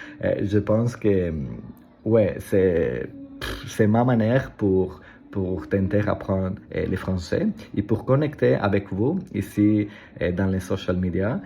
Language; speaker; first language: French; non-native, learner; Italian